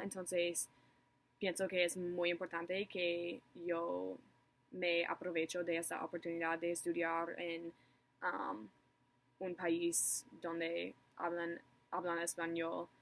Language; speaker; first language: Spanish; non-native, learner; English